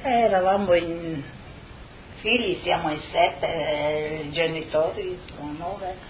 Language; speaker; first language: Italian; non-native, local second language; Slovenian